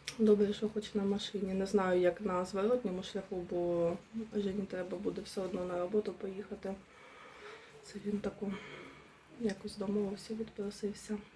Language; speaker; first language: Ukrainian; non-native, local second language; Russian